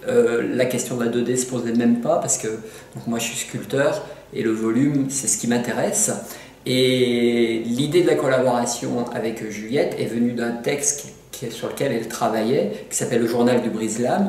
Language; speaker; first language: French; native; French